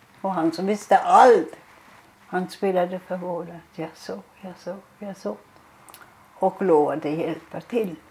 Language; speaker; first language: Swedish; non-native, fluent; German